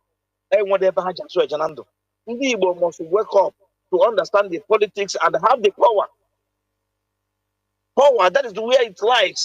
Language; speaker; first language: English; non-native, local second language; Igbo